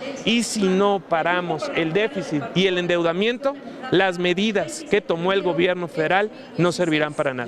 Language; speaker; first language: Spanish; native; Spanish